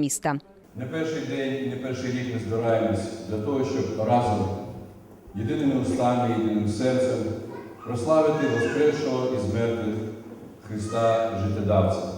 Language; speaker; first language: Ukrainian; native; Ukrainian